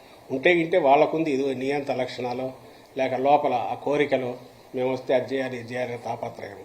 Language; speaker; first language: Telugu; native; Telugu